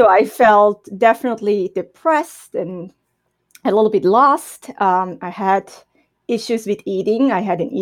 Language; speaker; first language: English; non-native, fluent; German